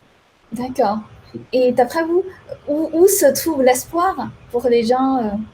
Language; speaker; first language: French; non-native, fluent; Chinese